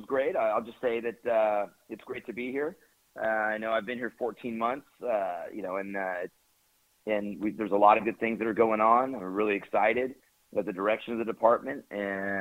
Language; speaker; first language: English; early bilingual, other home language; Spanish